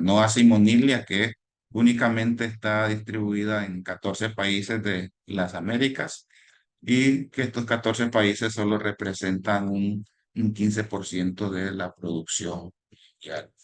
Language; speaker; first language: Spanish; native; Spanish